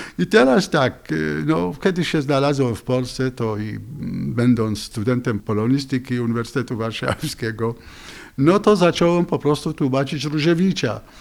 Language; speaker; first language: Polish; non-native, fluent; Arabic